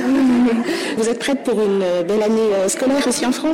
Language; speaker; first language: French; native; French